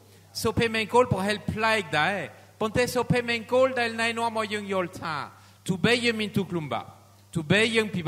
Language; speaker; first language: Khmer; non-native, fluent; French